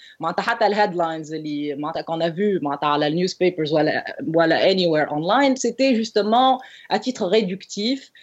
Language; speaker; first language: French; non-native, local second language; Arabic